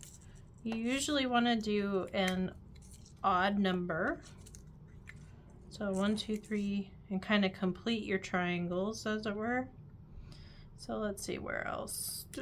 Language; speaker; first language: English; native; English